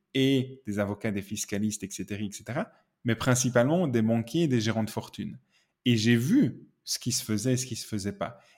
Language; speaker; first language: French; native; French